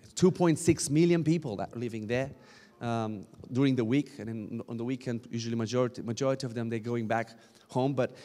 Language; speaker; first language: English; non-native, fluent; Romanian